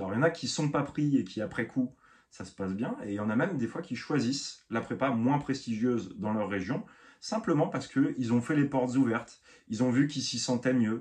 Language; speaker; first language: French; native; French